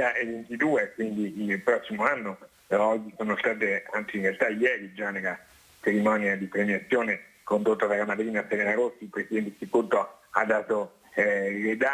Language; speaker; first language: Italian; native; Italian